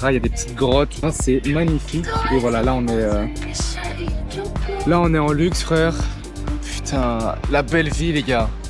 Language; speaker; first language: French; native; French